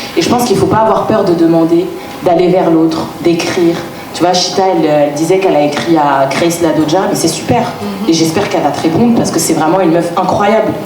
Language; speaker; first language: French; native; French